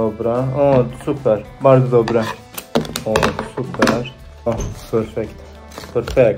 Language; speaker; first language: Polish; non-native, learner; Turkish